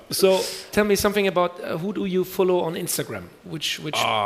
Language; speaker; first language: English; non-native, fluent; German